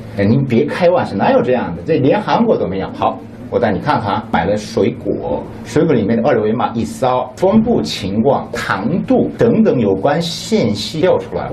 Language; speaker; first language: Chinese; non-native, fluent; Korean